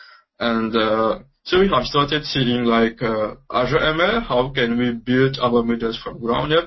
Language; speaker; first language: English; non-native, local second language; Morisyen